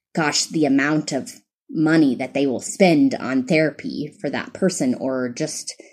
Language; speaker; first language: English; native; English